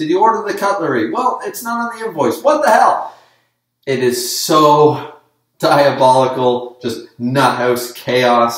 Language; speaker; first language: English; native; English